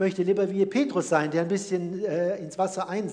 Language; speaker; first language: German; native; German